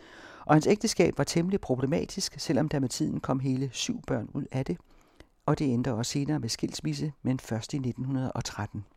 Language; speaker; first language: Danish; native; Danish